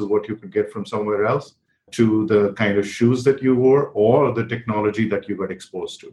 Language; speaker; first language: English; non-native, local second language; Hindi